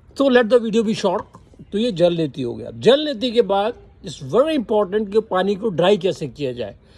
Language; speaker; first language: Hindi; non-native, local second language; Punjabi